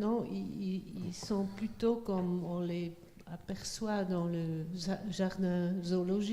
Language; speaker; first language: French; non-native, fluent; Swiss German